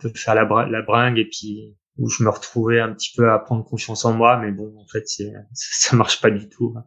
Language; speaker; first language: French; native; French